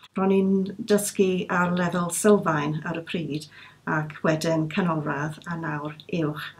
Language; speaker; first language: Welsh; non-native, learner; English